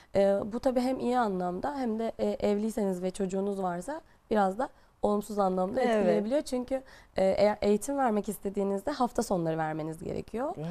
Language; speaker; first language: Turkish; native; Turkish